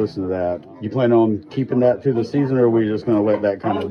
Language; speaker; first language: English; native; English